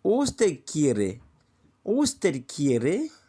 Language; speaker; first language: Spanish; non-native, learner; Haitian Creole